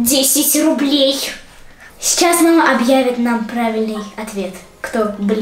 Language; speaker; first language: Russian; native; Russian